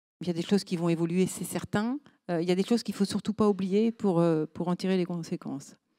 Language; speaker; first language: French; native; French